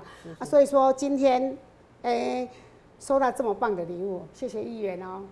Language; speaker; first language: Chinese; non-native, local second language; Min Nan Chinese